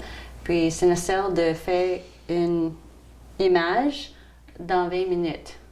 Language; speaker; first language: French; non-native, local second language; English